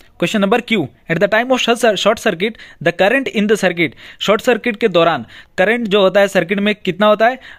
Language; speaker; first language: Hindi; non-native, local second language; Bangla